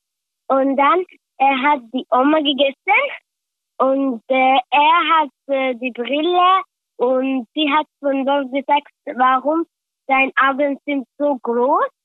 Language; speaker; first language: German; non-native, learner; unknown